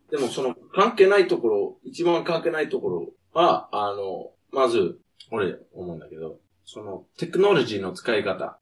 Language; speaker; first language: Japanese; non-native, fluent; English